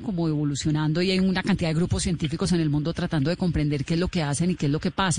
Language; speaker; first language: Spanish; native; Spanish